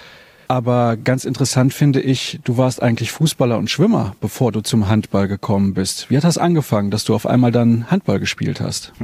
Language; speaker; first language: German; native; German